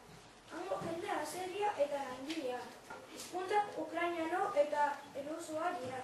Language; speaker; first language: Basque; early bilingual, other home language; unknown